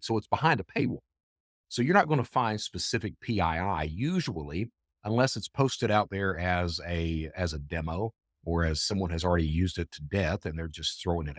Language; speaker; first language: English; native; English